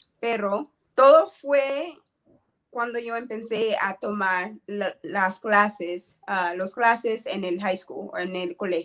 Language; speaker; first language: Spanish; non-native, learner; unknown